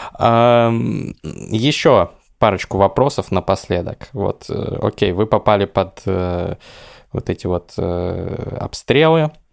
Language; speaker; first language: Russian; native; Russian